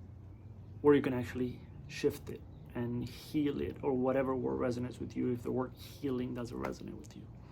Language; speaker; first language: English; native; English